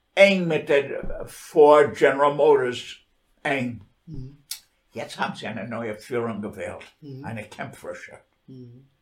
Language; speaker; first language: German; non-native, fluent; English